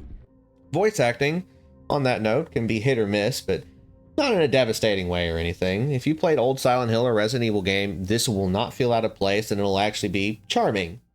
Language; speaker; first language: English; native; English